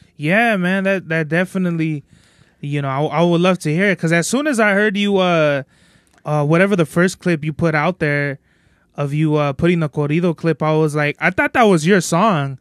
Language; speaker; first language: English; native; English